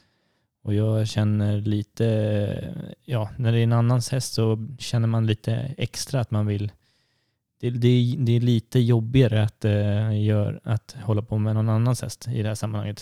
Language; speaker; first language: Swedish; native; Swedish